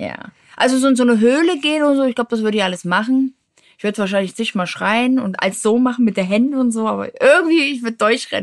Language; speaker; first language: German; native; German